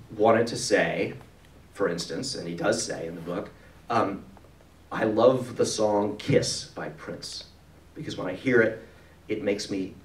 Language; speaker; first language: English; native; English